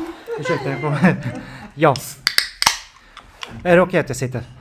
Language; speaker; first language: Swedish; non-native, fluent; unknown